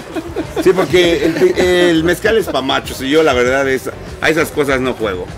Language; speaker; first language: Spanish; native; Spanish